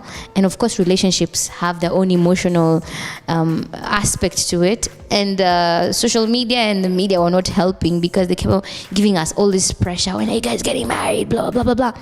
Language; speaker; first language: English; non-native, local second language; Swahili